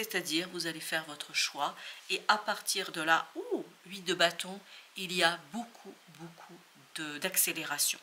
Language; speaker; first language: French; native; French